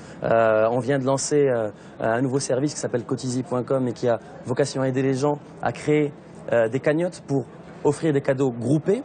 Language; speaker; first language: French; non-native, local second language; Arabic